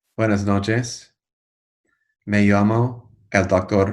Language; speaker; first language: Spanish; non-native, learner; English